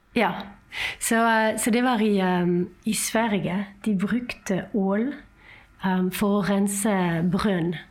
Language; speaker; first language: Norwegian; non-native, fluent; French